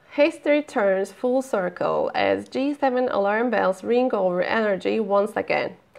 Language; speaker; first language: English; non-native, fluent; Turkish